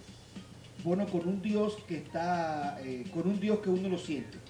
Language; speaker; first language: Spanish; native; Spanish